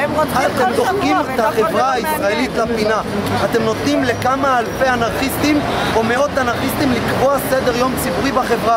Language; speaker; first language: Hebrew; native; Hebrew